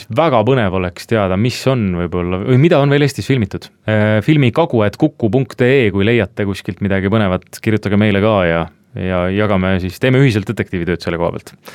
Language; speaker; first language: Estonian; native; Estonian